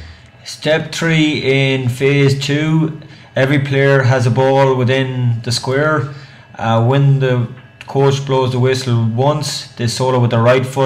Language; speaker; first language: English; native; English